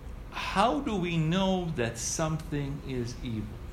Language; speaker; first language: English; early bilingual, other home language; Ukrainian